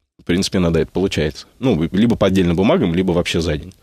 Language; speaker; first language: Russian; native; Russian